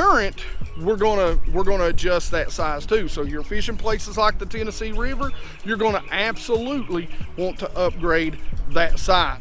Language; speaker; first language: English; native; English